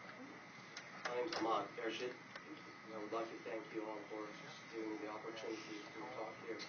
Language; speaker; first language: English; non-native, fluent; Arabic